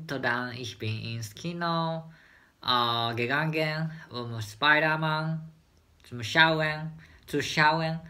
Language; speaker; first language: German; non-native, learner; Japanese